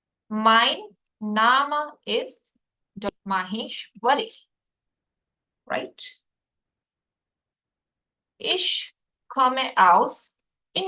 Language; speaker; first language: German; non-native, fluent; Hindi